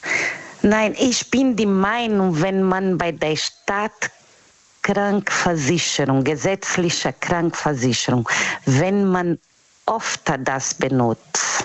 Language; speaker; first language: German; non-native, fluent; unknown